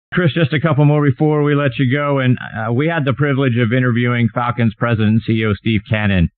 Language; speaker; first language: English; native; English